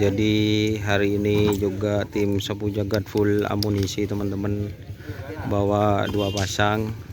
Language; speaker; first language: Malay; non-native, local second language; Madurese